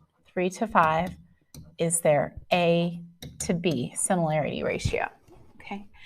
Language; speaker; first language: English; native; English